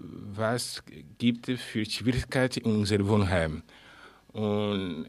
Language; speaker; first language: German; non-native, learner; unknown